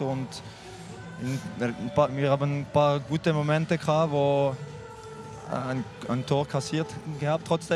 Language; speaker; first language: German; non-native, local second language; French